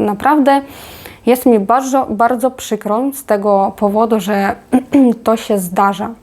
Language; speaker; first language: Polish; non-native, fluent; Ukrainian